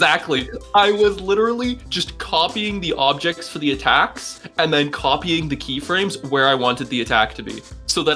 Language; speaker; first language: English; native; English